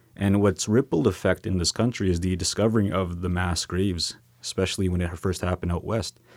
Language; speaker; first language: English; native; English